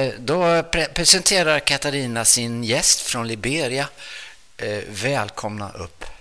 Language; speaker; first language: Swedish; native; Swedish